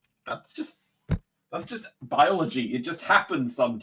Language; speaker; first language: English; native; English